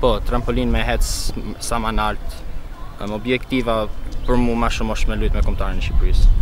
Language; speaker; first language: Albanian; early bilingual, heritage; Albanian